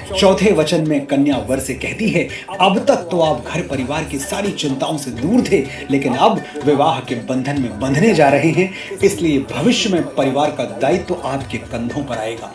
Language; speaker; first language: Hindi; native; Hindi